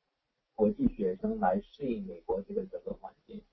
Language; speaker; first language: Chinese; non-native, fluent; English